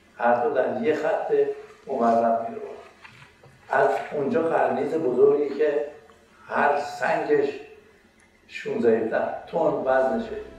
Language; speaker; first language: Persian; native; Persian